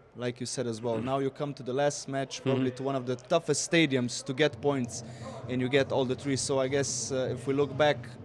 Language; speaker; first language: English; non-native, fluent; Slovenian